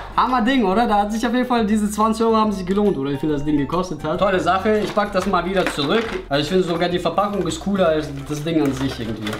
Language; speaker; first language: German; early bilingual, other home language; Russian